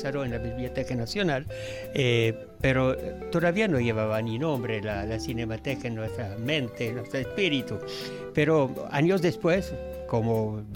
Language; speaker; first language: Spanish; non-native, fluent; French